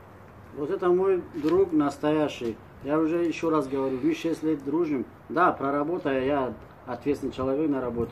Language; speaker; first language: Russian; non-native, learner; Tajik